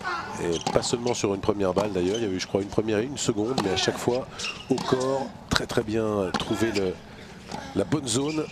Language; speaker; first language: French; native; French